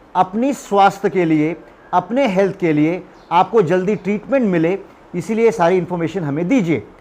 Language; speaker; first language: Hindi; non-native, local second language; Marathi